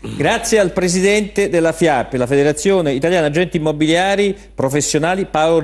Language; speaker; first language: Italian; native; Italian